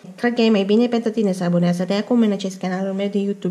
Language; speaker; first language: Romanian; non-native, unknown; Filipino